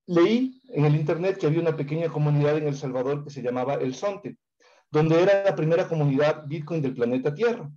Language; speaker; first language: Spanish; native; Spanish